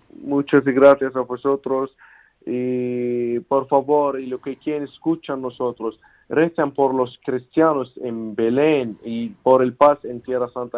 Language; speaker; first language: Spanish; non-native, learner; Arabic